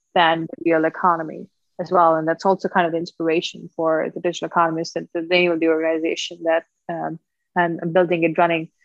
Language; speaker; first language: English; non-native, local second language; Punjabi